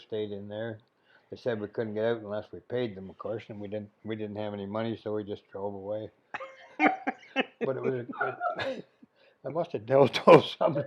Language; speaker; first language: English; native; English